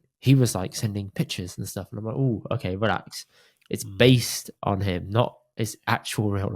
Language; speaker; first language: English; early bilingual, other home language; Punjabi